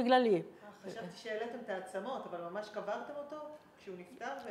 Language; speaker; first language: Hebrew; native; Hebrew